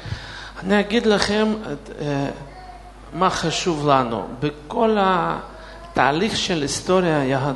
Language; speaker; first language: Hebrew; non-native, fluent; Russian